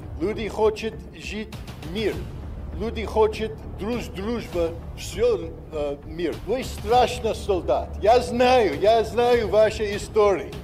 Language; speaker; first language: Russian; non-native, learner; English